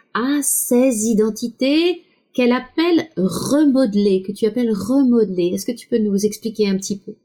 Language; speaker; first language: French; native; French